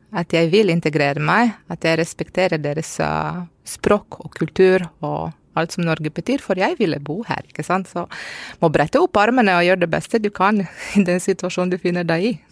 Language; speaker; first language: Norwegian; non-native, fluent; Romanian